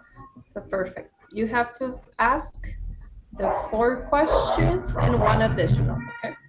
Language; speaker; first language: English; non-native, fluent; Spanish